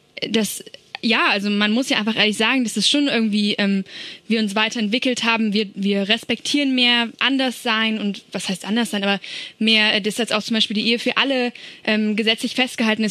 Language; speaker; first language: German; native; German